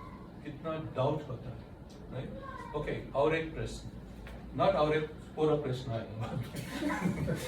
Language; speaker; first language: Hindi; non-native, local second language; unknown